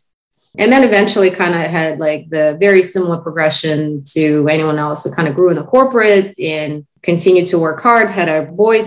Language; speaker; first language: English; non-native, fluent; Russian